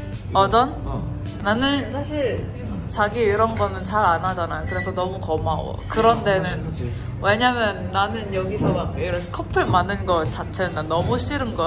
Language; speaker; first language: Korean; non-native, fluent; Indonesian